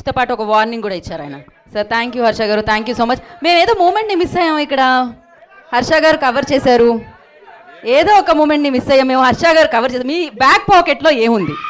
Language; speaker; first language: Telugu; native; Telugu